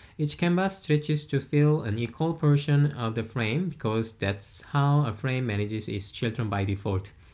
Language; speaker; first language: English; non-native, fluent; Korean